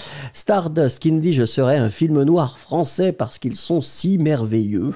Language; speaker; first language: French; native; French